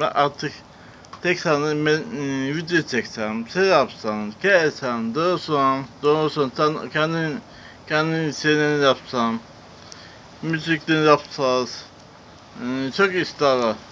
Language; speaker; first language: Turkish; non-native, learner; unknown